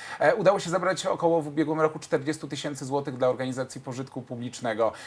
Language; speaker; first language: Polish; native; Polish